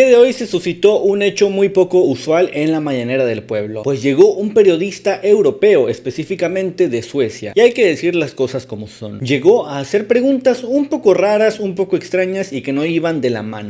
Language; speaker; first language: Spanish; native; Spanish